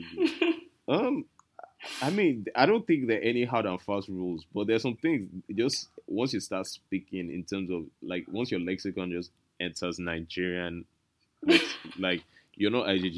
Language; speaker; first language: English; non-native, local second language; Yoruba